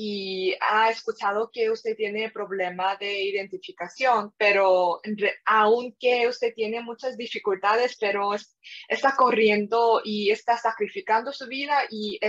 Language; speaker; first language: Spanish; non-native, fluent; Korean